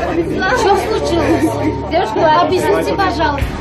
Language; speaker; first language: Russian; non-native, learner; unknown